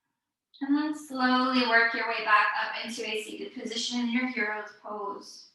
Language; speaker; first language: English; native; English